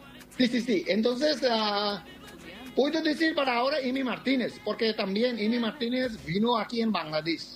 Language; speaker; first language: Spanish; non-native, fluent; Bangla